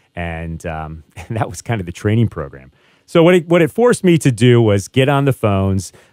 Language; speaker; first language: English; native; English